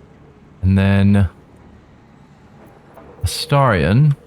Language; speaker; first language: English; native; English